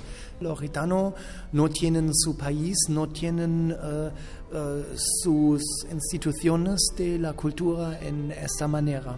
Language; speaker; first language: Spanish; non-native, learner; German